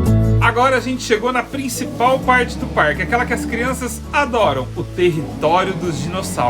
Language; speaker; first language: Portuguese; native; Portuguese